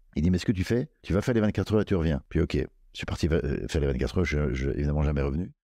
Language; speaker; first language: French; native; French